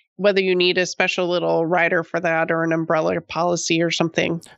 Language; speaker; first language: English; native; English